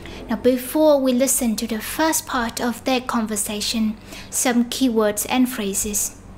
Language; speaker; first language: English; non-native, fluent; Vietnamese